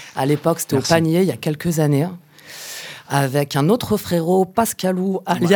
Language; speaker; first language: French; native; French